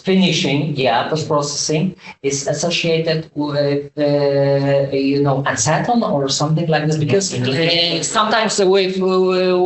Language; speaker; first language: English; non-native, learner; Polish